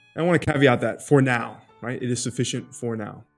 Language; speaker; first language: English; early bilingual, other home language; Spanish